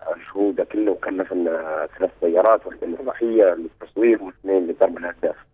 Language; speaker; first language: Arabic; native; Arabic